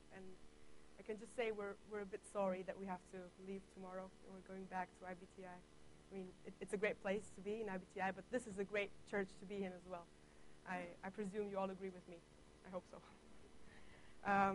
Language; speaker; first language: English; non-native, fluent; Italian